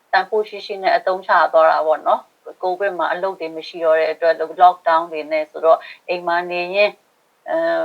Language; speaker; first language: Burmese; non-native, local second language; Shan